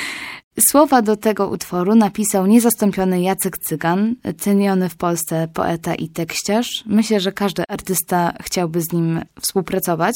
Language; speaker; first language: Polish; native; Polish